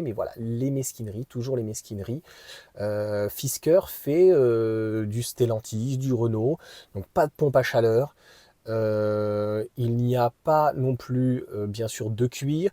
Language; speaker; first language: French; native; French